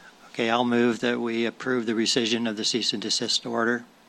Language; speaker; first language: English; early bilingual, other home language; Spanish